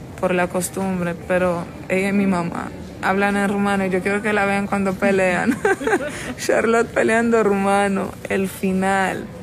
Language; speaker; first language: Spanish; non-native, fluent; Romanian